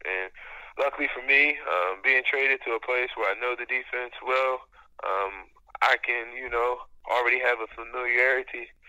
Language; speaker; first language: English; native; English